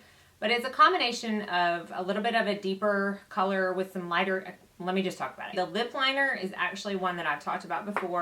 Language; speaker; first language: English; native; English